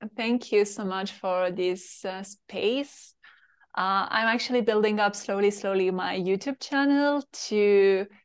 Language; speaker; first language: English; non-native, fluent; French